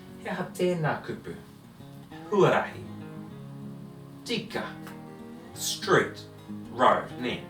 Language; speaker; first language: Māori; non-native, learner; English